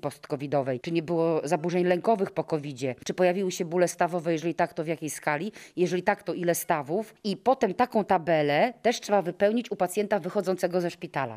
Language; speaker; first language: Polish; native; Polish